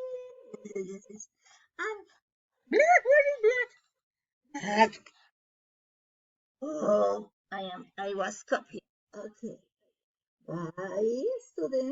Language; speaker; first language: English; non-native, learner; Spanish